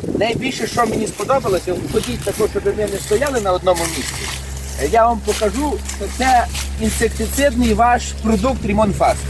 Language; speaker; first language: Ukrainian; native; Ukrainian